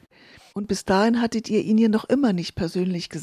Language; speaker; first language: German; native; German